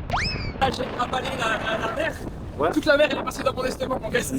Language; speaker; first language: French; native; French